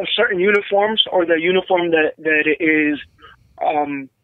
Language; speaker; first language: English; native; English